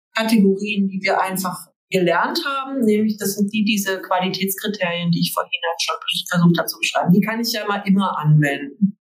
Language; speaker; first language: German; native; German